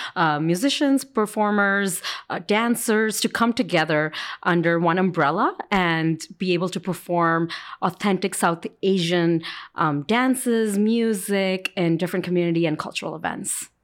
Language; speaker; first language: English; early bilingual, other home language; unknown